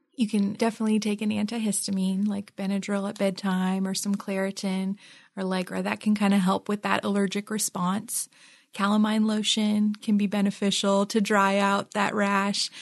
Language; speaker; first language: English; non-native, local second language; Filipino